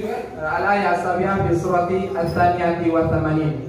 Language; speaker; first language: Arabic; non-native, learner; Indonesian